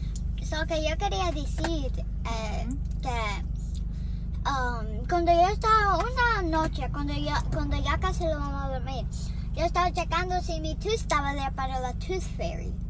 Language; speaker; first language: Spanish; early bilingual, heritage; Spanish